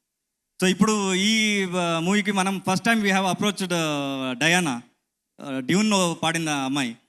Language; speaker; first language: Telugu; non-native, learner; Kannada